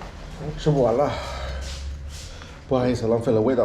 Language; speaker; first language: Chinese; non-native, learner; English